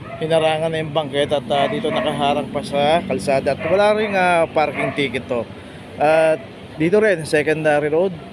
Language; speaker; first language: Filipino; native; Filipino